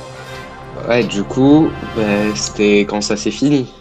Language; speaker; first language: French; native; French